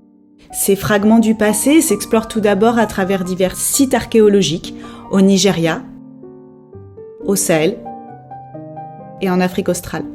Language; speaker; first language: French; native; French